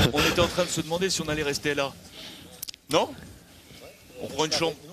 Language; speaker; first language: French; native; French